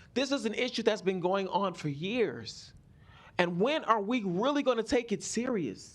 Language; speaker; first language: English; native; English